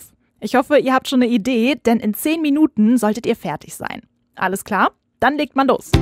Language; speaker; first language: German; native; German